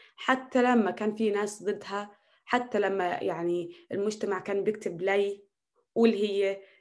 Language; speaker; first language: Arabic; native; Arabic